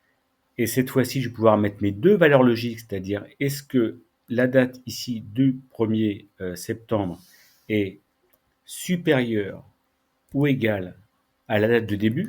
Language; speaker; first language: French; native; French